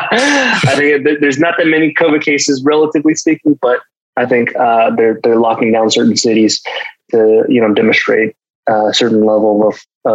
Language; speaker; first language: English; early bilingual, other home language; Chinese